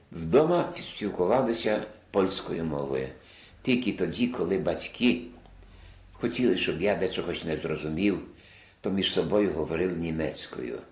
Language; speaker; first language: Ukrainian; non-native, local second language; Polish